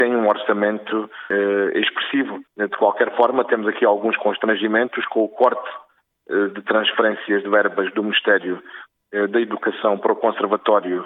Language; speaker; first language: Portuguese; native; Portuguese